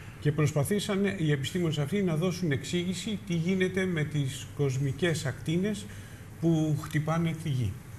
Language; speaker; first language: Greek; native; Greek